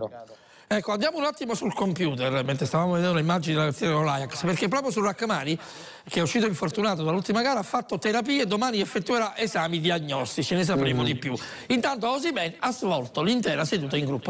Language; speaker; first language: Italian; native; Italian